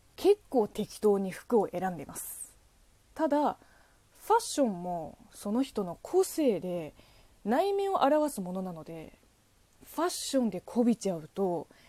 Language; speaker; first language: Japanese; non-native, fluent; Chinese